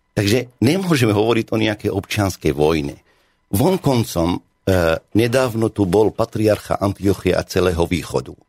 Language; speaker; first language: Slovak; non-native, fluent; Arabic